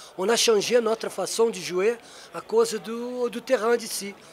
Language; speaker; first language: French; non-native, learner; Portuguese